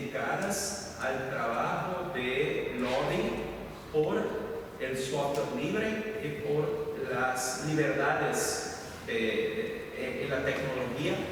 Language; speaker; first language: Spanish; non-native, fluent; Portuguese